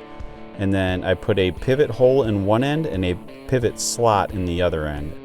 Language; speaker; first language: English; native; English